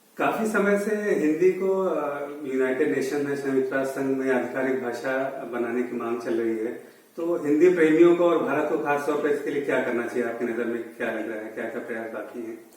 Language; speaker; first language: Hindi; native; Hindi